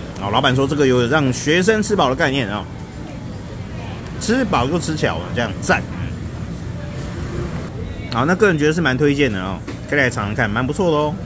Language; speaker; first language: Chinese; native; Chinese